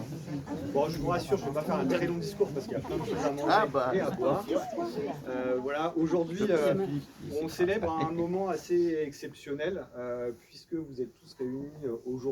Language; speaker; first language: French; native; French